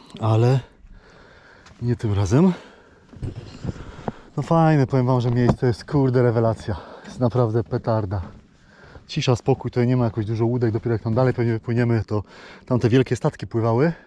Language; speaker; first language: Polish; native; Polish